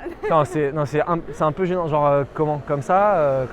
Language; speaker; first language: French; native; French